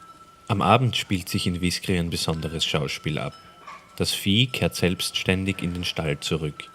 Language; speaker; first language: German; native; German